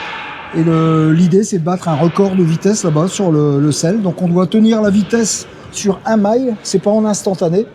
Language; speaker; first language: French; native; French